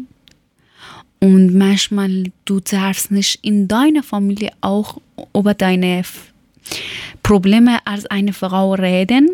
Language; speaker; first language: German; non-native, learner; Persian